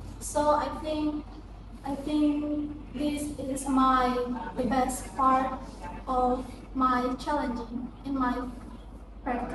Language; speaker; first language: English; non-native, learner; Indonesian